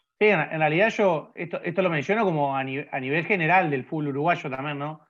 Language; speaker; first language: Spanish; native; Spanish